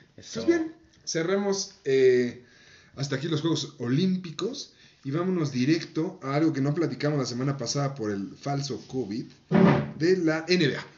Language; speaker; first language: Spanish; native; Spanish